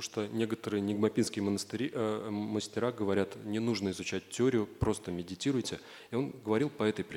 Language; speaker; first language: Russian; native; Russian